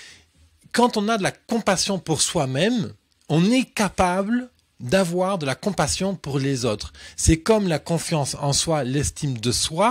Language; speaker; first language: French; native; French